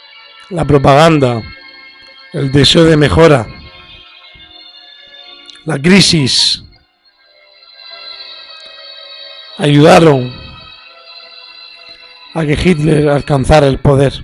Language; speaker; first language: Spanish; native; Spanish